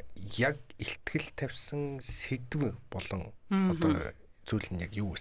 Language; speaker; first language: Mongolian; native; Mongolian